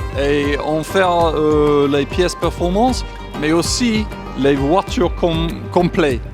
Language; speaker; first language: French; non-native, fluent; English